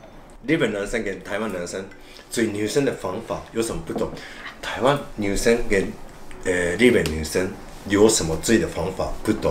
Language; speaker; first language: Chinese; non-native, fluent; Japanese